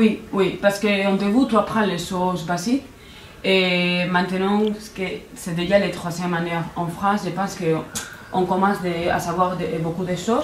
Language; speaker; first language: French; non-native, fluent; Spanish